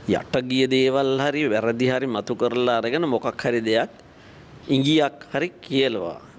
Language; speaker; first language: Sinhala; native; Sinhala